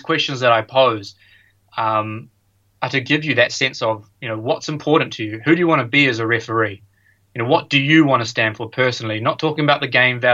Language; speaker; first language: English; native; English